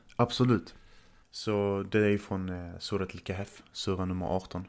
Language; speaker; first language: Swedish; native; Swedish